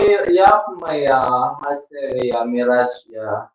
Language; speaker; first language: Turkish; non-native, learner; Filipino